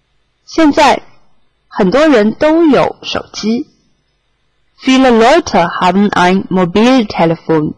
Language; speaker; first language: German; non-native, fluent; Chinese